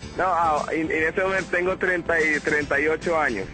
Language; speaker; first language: Spanish; non-native, fluent; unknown